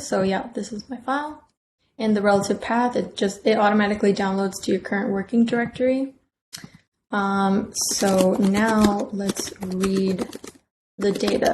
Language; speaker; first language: English; native; English